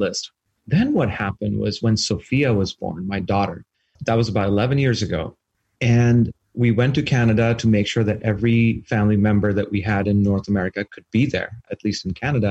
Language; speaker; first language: English; non-native, local second language; Urdu